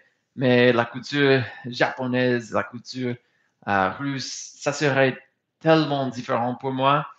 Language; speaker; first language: French; non-native, fluent; English